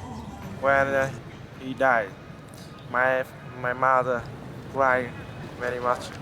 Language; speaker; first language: English; non-native, learner; Vietnamese